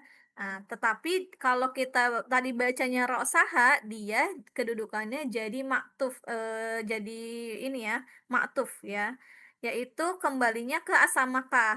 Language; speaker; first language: Indonesian; native; Indonesian